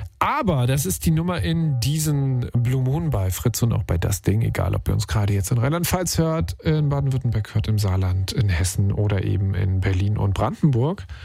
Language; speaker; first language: German; native; German